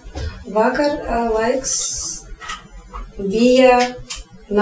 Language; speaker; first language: Latvian; non-native, learner; Russian